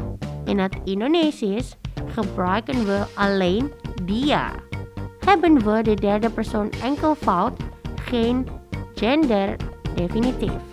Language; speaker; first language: Dutch; non-native, learner; Indonesian